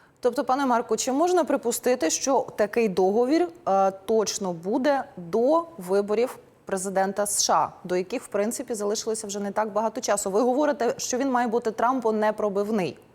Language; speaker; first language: Ukrainian; native; Ukrainian